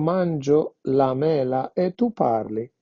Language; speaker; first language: Italian; non-native, fluent; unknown